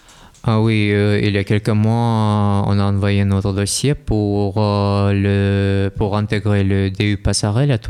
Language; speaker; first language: French; non-native, fluent; Russian